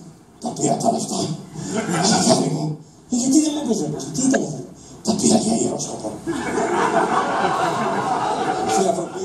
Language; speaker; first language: Greek; native; Greek